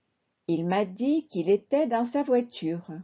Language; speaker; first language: French; non-native, fluent; Spanish